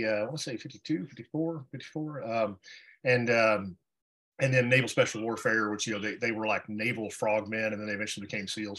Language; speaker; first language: English; native; English